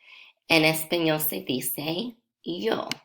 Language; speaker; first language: Spanish; non-native, fluent; English